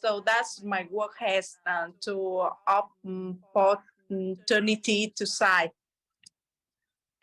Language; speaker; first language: English; non-native, learner; Vietnamese